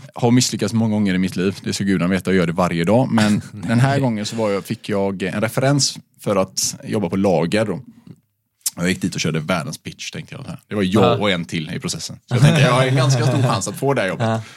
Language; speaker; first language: Swedish; native; Swedish